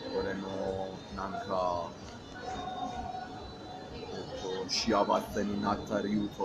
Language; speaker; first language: Japanese; non-native, fluent; Persian